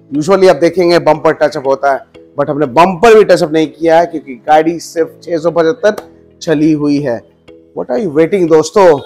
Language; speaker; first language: Hindi; native; Hindi